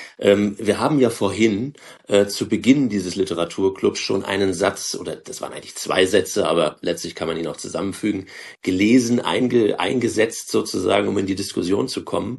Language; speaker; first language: German; native; German